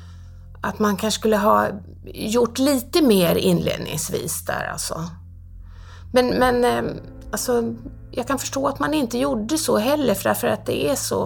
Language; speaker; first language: Swedish; native; Swedish